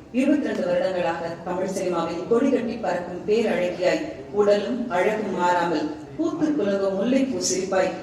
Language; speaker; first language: Tamil; native; Tamil